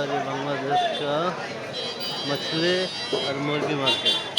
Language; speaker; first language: Hindi; non-native, local second language; Bangla